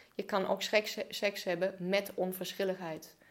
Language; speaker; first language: Dutch; non-native, fluent; German